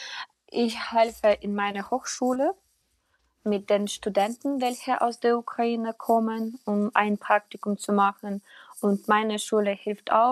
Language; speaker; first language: German; non-native, fluent; Ukrainian